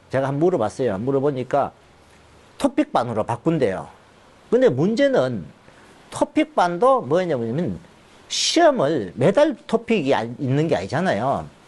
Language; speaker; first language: Korean; native; Korean